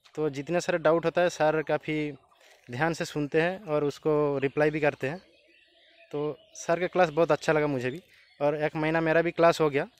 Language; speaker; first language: Hindi; non-native, local second language; Bangla